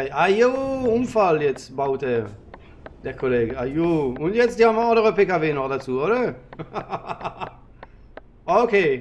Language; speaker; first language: German; non-native, learner; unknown